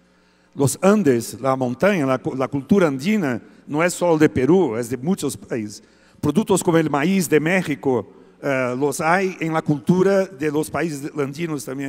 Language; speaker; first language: Spanish; non-native, fluent; Portuguese